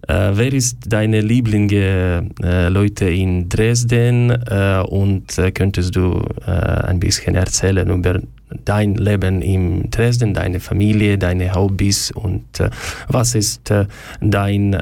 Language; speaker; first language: German; non-native, learner; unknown